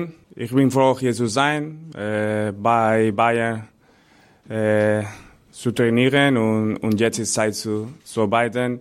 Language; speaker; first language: German; non-native, learner; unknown